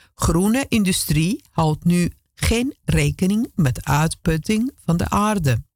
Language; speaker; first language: Dutch; non-native, fluent; Italian